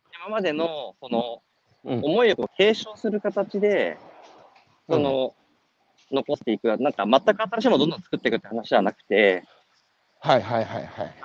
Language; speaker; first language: Japanese; native; Japanese